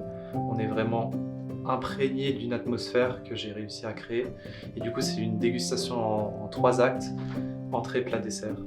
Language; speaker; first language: French; native; French